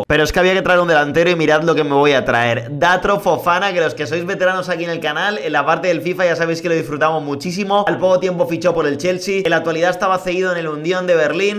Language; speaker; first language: Spanish; native; Spanish